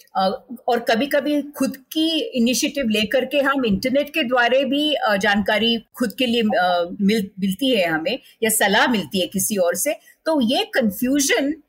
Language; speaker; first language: Hindi; non-native, local second language; Marathi